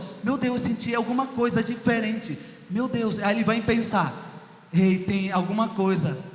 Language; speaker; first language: Portuguese; non-native, local second language; Ticuna